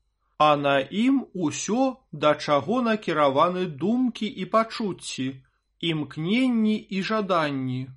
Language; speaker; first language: Belarusian; native; Belarusian